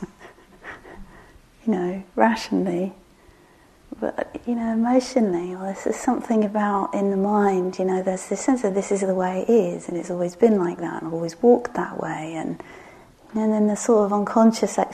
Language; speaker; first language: English; native; English